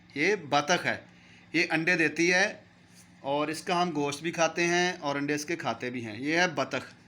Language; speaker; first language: Urdu; non-native, local second language; Punjabi